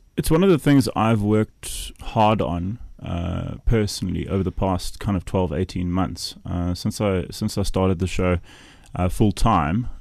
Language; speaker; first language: English; native; English